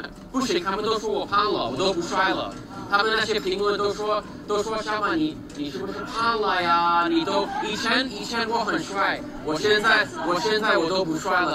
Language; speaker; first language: Chinese; non-native, fluent; English